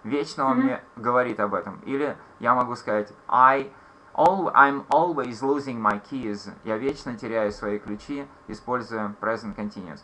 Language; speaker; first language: Russian; native; Russian